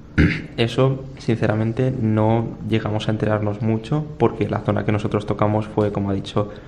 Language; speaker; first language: Spanish; native; Spanish